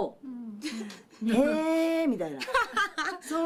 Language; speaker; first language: Japanese; native; Japanese